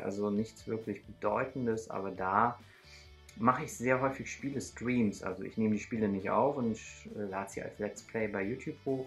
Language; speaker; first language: German; native; German